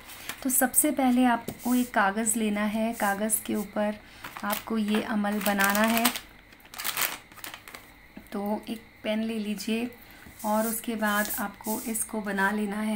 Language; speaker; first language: Hindi; native; Hindi